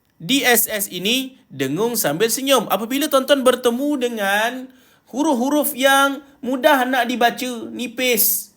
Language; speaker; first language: Malay; native; Malay